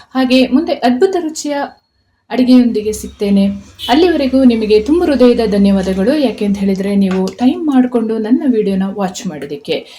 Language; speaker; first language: Kannada; non-native, local second language; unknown